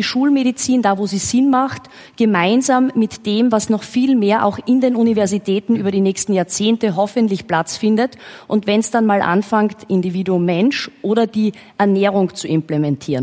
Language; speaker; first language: German; native; German